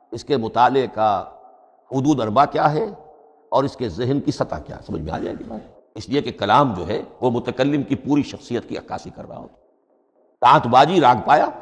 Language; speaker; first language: Urdu; native; Urdu